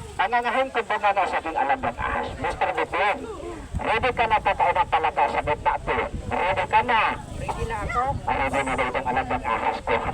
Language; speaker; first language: Filipino; non-native, local second language; Cebuano